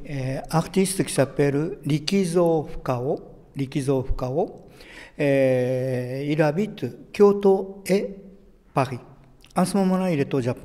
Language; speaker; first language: French; non-native, fluent; Japanese